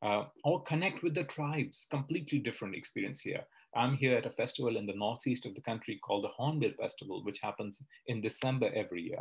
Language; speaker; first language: English; non-native, local second language; Hindi